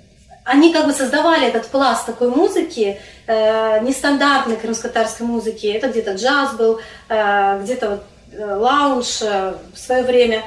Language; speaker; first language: Russian; non-native, local second language; Crimean Tatar